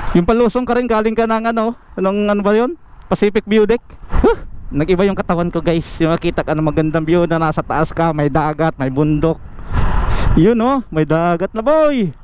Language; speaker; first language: Filipino; native; Filipino